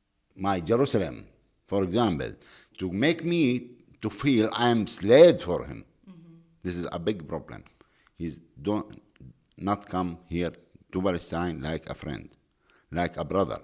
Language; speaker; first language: English; non-native, learner; Arabic